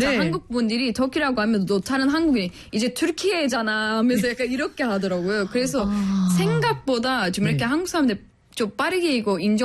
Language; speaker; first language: Korean; non-native, fluent; Turkish